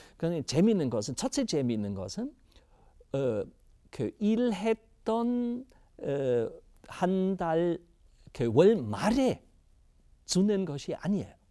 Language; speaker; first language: Korean; non-native, fluent; German